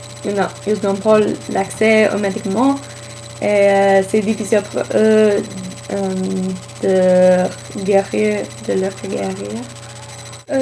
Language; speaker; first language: French; non-native, learner; English